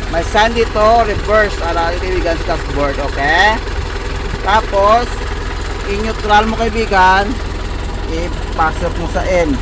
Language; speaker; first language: Filipino; non-native, local second language; Cebuano